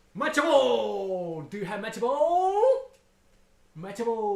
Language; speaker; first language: English; non-native, learner; Japanese